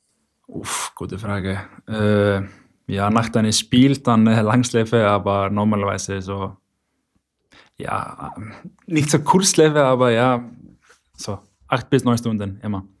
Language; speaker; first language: German; non-native, learner; Icelandic